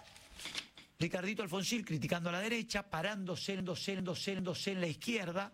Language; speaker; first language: Spanish; native; Spanish